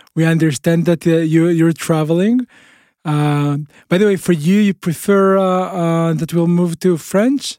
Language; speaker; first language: English; non-native, fluent; Hebrew